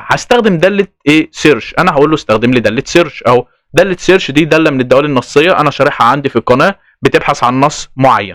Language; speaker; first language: Arabic; native; Arabic